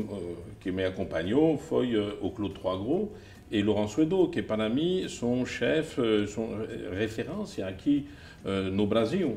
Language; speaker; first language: Portuguese; non-native, fluent; French